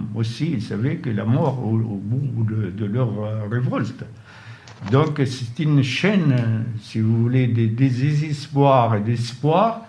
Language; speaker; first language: French; non-native, fluent; Arabic